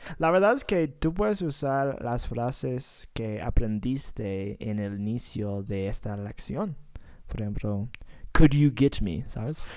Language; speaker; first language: Spanish; non-native, fluent; English